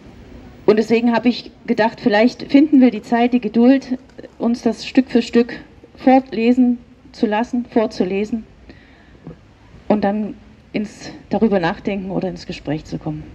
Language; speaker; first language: German; native; German